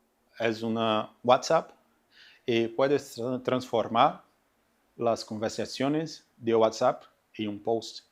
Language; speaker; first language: Spanish; non-native, learner; Portuguese